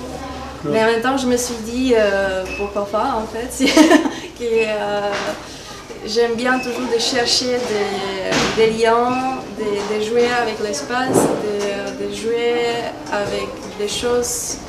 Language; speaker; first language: French; non-native, fluent; Czech